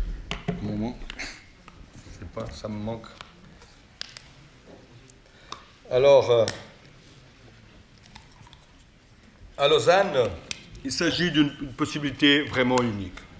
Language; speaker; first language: French; non-native, fluent; Portuguese